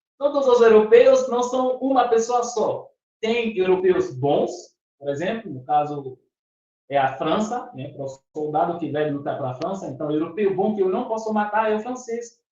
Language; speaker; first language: Portuguese; non-native, fluent; Fon